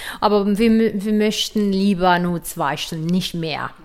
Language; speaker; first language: German; non-native, learner; Arabic